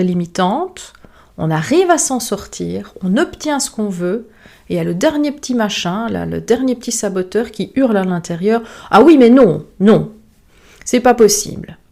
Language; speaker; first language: French; native; French